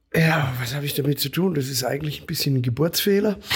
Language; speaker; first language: German; native; German